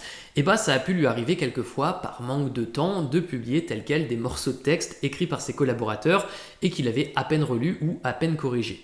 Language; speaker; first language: French; native; French